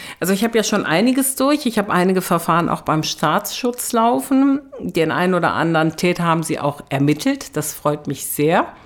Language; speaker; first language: German; early bilingual, other home language; Turkish